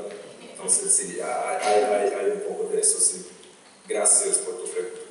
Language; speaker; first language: Spanish; non-native, fluent; Portuguese